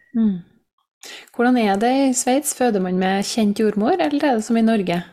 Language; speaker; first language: Norwegian; native; Norwegian